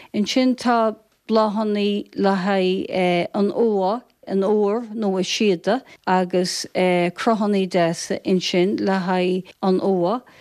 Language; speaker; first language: Irish; native; Irish